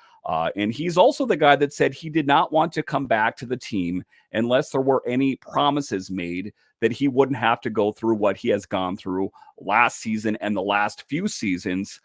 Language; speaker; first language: English; native; English